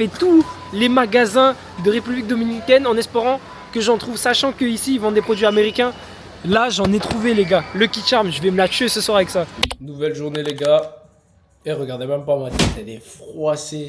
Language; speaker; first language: French; native; French